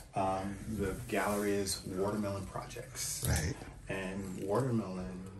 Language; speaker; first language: English; native; English